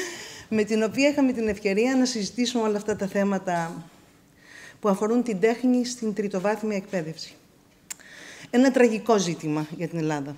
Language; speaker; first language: Greek; native; Greek